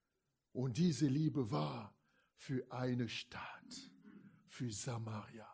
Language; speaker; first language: German; non-native, fluent; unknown